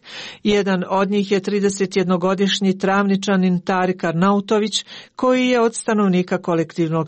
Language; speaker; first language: Croatian; native; Croatian